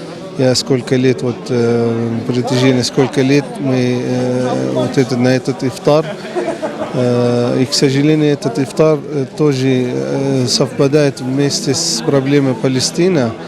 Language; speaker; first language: Russian; non-native, local second language; Kyrgyz